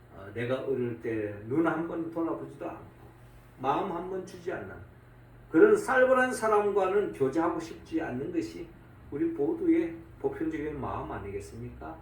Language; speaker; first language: Korean; native; Korean